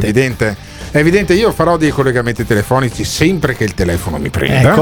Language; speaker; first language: Italian; native; Italian